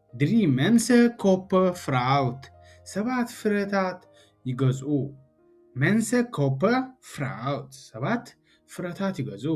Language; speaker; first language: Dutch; non-native, learner; Tigrinya